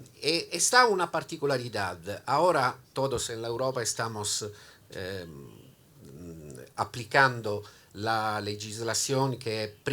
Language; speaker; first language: Spanish; non-native, learner; Italian